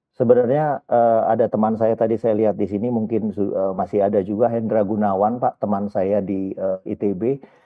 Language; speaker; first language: Indonesian; native; Indonesian